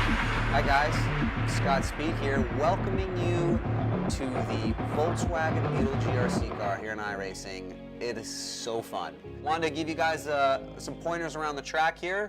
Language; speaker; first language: English; native; English